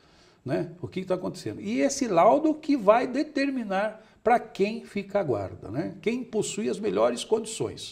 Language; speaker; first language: Portuguese; native; Portuguese